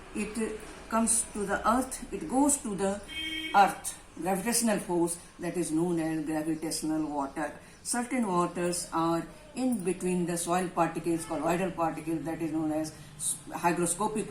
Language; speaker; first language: English; non-native, local second language; Hindi